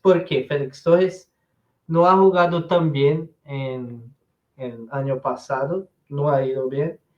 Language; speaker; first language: Spanish; non-native, learner; Portuguese